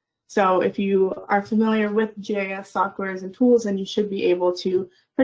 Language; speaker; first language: English; native; English